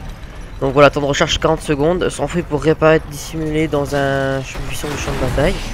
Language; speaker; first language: French; native; French